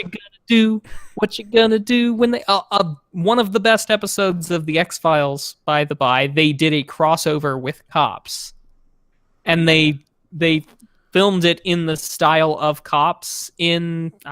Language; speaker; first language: English; native; English